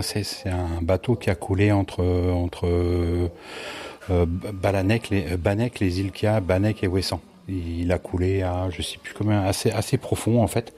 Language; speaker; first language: French; native; French